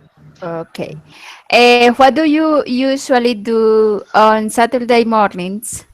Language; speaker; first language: English; non-native, learner; Spanish